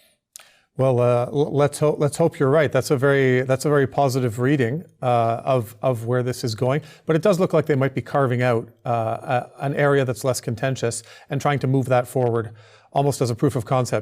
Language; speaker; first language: English; native; English